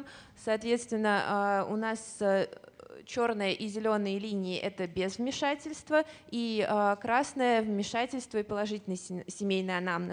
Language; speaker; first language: Russian; native; Russian